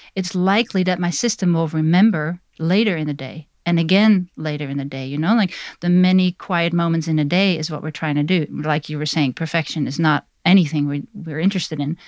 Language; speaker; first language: English; non-native, fluent; Dutch